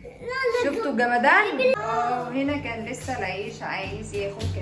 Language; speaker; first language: Arabic; native; Arabic